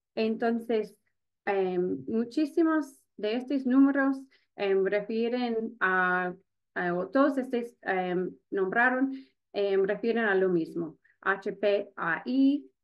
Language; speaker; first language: Spanish; non-native, fluent; English